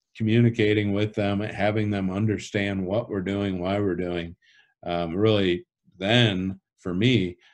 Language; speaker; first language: English; native; English